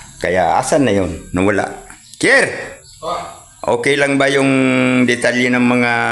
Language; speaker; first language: Filipino; non-native, local second language; Cebuano